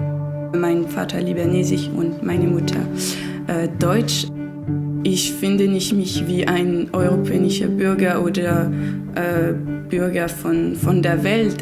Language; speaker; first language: German; early bilingual, heritage; German